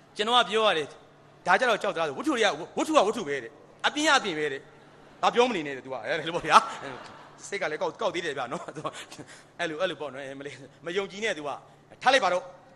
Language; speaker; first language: Burmese; native; Burmese